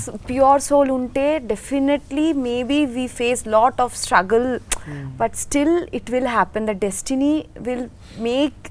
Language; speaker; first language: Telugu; non-native, learner; Bangla